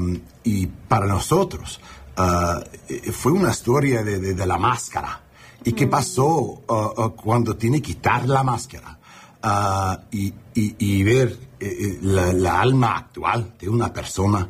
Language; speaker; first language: Spanish; non-native, learner; English